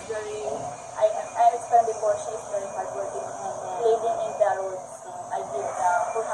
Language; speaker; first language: English; non-native, learner; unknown